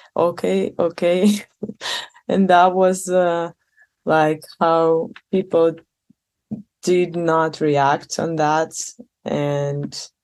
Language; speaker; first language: English; non-native, fluent; Russian